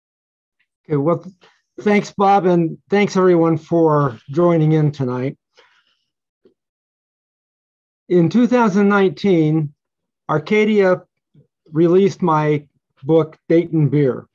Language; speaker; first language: English; native; English